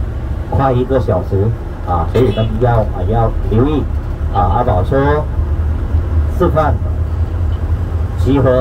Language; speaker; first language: Chinese; non-native, fluent; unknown